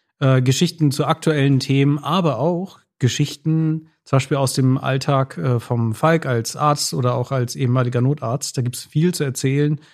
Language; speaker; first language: German; native; German